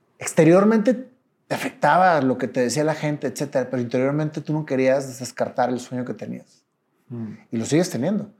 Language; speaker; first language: Spanish; native; Spanish